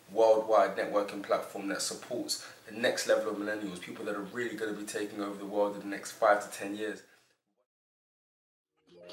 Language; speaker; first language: English; native; English